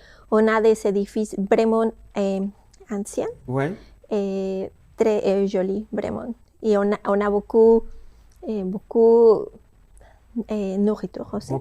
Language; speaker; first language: French; non-native, fluent; Spanish